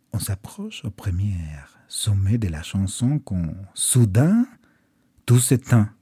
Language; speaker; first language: French; non-native, fluent; Spanish